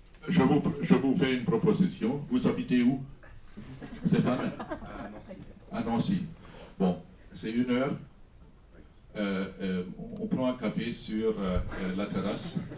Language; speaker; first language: French; non-native, fluent; German